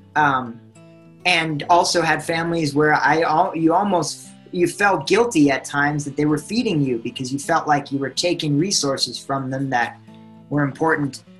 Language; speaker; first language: English; native; English